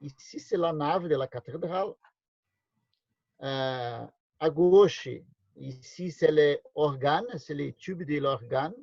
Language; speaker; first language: French; non-native, learner; Portuguese